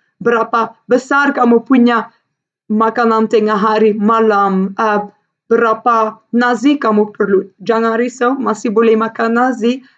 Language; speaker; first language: Malay; non-native, fluent; Dutch